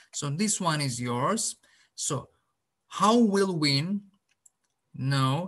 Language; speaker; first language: English; non-native, fluent; Azerbaijani